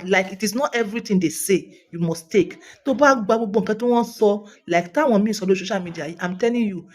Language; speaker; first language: English; non-native, local second language; Yoruba